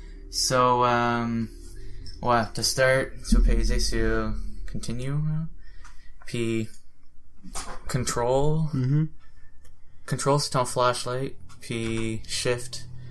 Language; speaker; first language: English; early bilingual, other home language; French